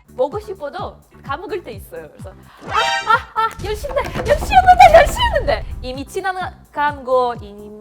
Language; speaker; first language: Korean; non-native, fluent; Ukrainian